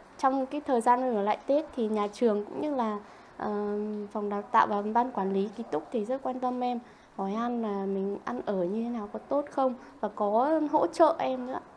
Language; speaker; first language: Vietnamese; non-native, local second language; Hmong